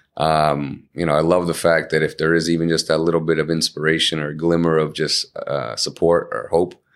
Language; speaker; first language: English; early bilingual, other home language; Spanish